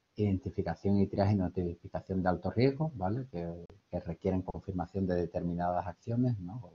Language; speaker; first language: Spanish; native; Spanish